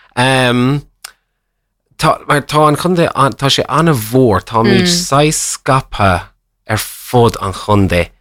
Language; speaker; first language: Irish; non-native, local second language; English